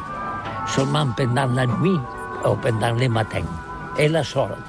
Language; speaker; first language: French; non-native, learner; Catalan